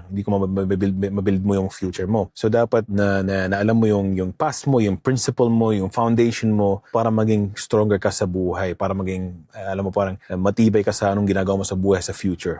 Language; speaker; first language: Filipino; early bilingual, heritage; Filipino